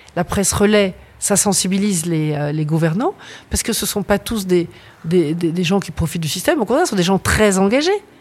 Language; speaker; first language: French; native; French